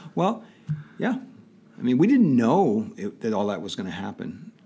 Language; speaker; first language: English; native; English